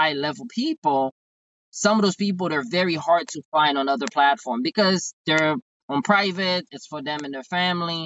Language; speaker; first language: English; non-native, fluent; Haitian Creole